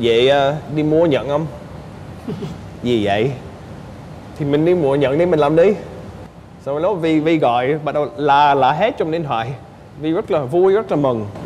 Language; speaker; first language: Vietnamese; non-native, fluent; English